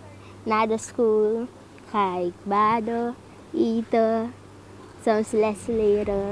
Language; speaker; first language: Dutch; non-native, local second language; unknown